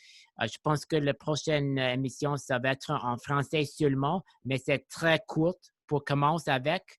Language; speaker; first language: French; non-native, local second language; English